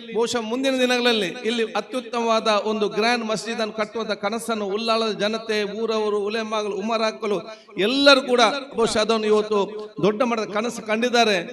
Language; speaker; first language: Kannada; non-native, local second language; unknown